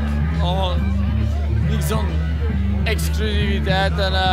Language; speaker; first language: Dutch; native; Dutch